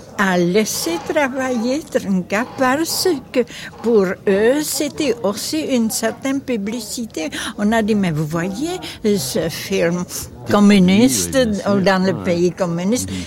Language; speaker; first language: French; non-native, fluent; Czech